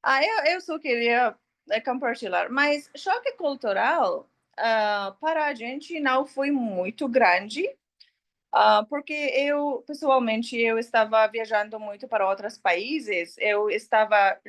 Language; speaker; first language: Portuguese; non-native, learner; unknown